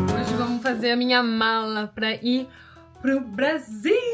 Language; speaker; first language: Portuguese; non-native, learner; French